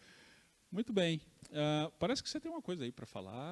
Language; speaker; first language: Portuguese; native; Portuguese